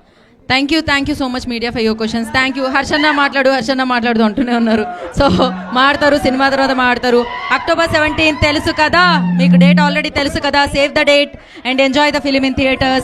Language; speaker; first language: Telugu; native; Telugu